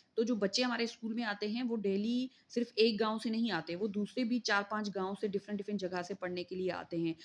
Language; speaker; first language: Urdu; non-native, local second language; Sindhi